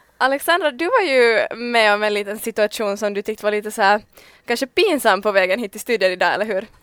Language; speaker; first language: Swedish; native; Swedish